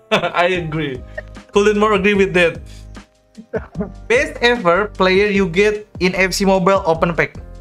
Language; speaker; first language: English; non-native, learner; Indonesian